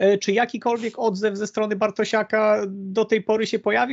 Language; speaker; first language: Polish; native; Polish